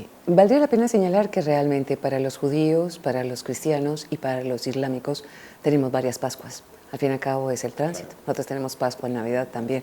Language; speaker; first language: Spanish; native; Spanish